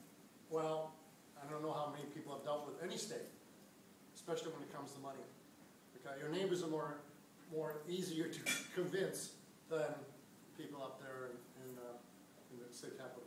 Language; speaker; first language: English; native; English